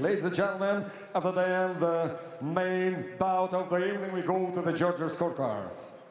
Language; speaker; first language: English; non-native, fluent; Russian